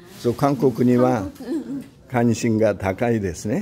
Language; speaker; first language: Japanese; non-native, learner; Korean